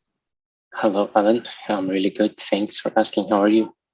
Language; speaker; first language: English; non-native, local second language; Arabic